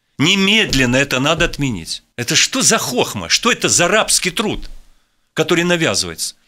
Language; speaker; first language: Russian; native; Russian